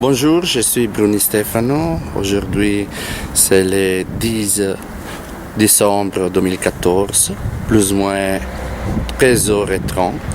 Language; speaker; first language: French; non-native, learner; Italian